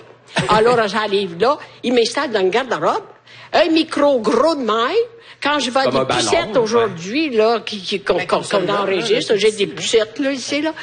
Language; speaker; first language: French; non-native, fluent; Italian